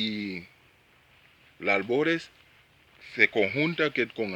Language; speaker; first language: Spanish; non-native, learner; Haitian Creole